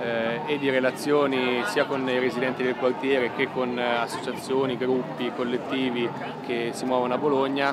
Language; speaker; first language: Italian; native; Italian